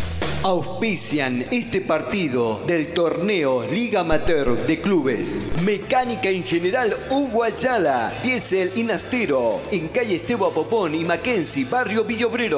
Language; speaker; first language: Spanish; native; Spanish